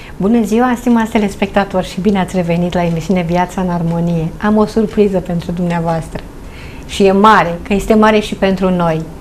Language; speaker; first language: Romanian; native; Romanian